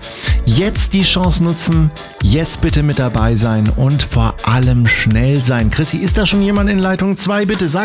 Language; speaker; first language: German; native; German